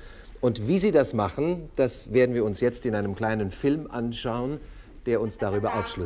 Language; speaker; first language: German; native; German